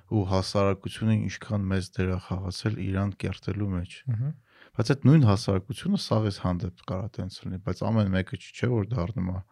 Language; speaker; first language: Armenian; native; Armenian